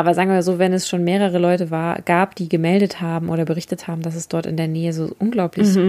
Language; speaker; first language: German; native; German